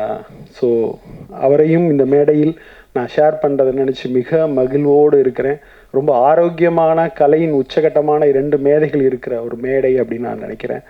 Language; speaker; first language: Tamil; native; Tamil